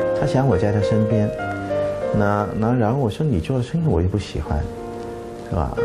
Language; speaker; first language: Chinese; non-native, local second language; Cantonese